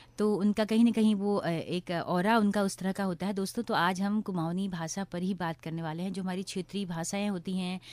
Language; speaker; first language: Hindi; native; Hindi